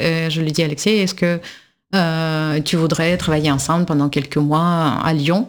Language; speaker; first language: French; non-native, fluent; Russian